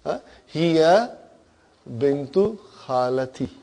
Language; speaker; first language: Arabic; non-native, fluent; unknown